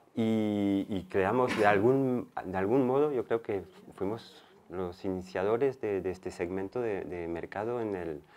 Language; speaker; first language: Spanish; non-native, fluent; French